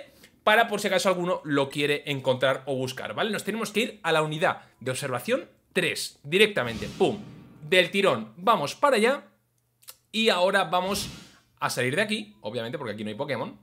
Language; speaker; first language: Spanish; native; Spanish